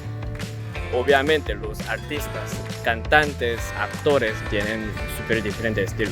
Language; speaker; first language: Spanish; non-native, learner; Korean